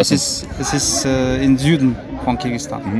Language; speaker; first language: German; non-native, learner; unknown